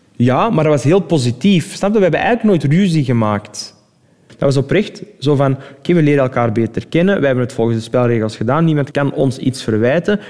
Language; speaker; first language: Dutch; early bilingual, other home language; Arabic